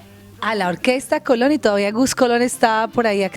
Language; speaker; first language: Spanish; native; Spanish